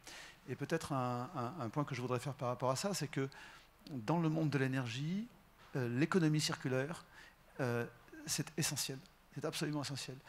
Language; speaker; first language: French; native; French